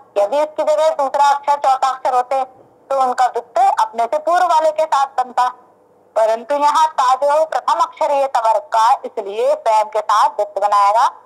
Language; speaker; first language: Hindi; native; Hindi